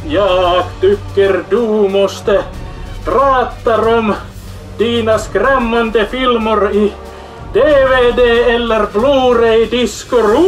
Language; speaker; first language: Swedish; non-native, local second language; Finnish